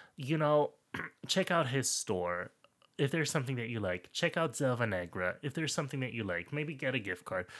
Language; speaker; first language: English; non-native, fluent; German